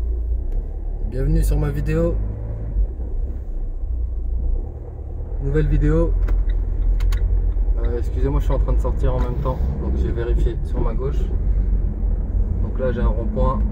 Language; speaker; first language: French; native; French